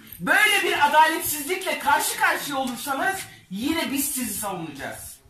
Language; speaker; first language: Turkish; non-native, local second language; Kurdish